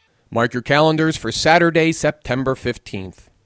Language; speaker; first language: English; native; English